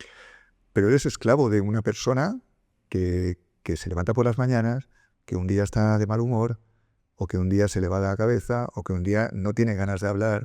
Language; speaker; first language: Spanish; native; Spanish